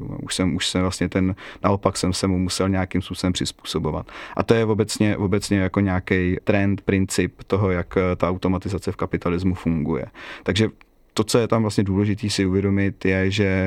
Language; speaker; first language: Czech; native; Czech